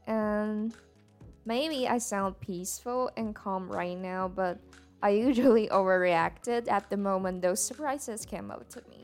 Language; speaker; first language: English; non-native, fluent; Chinese